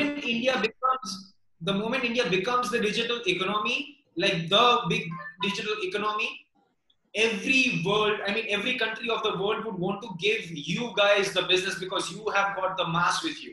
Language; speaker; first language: English; non-native, local second language; Gujarati